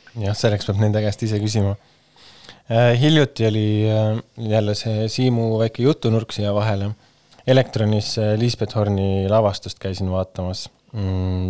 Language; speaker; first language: Estonian; native; Estonian